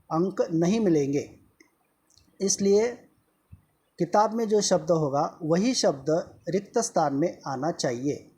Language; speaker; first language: Hindi; non-native, local second language; Marathi